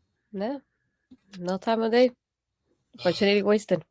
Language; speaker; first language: English; native; English